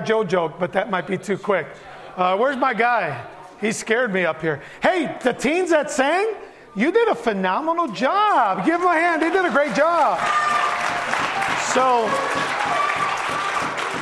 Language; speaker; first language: English; early bilingual, other home language; Spanish